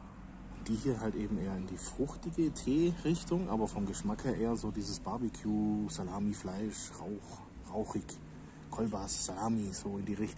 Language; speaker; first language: German; native; German